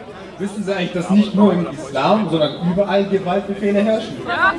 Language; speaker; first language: German; native; German